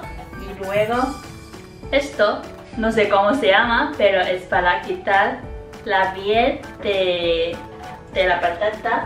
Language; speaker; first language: Spanish; non-native, fluent; Chinese